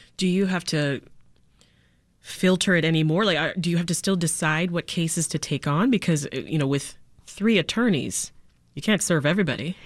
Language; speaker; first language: English; native; English